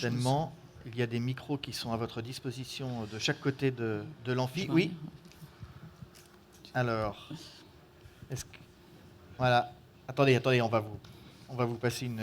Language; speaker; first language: French; native; French